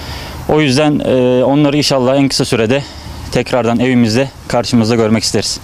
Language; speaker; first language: Turkish; native; Turkish